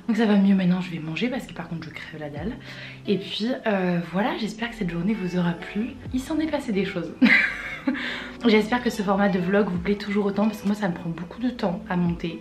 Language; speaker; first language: French; native; French